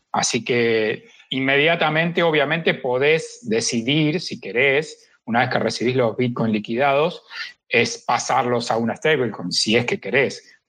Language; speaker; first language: Spanish; native; Spanish